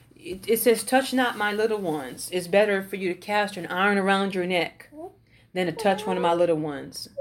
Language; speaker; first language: English; native; English